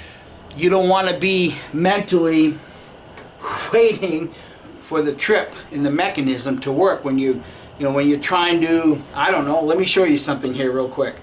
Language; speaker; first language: English; native; English